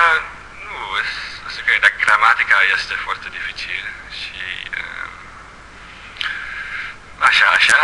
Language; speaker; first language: Romanian; non-native, learner; Dutch